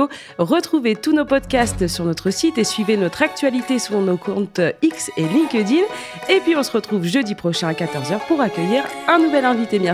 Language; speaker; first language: French; native; French